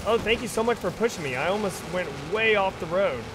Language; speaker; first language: English; native; English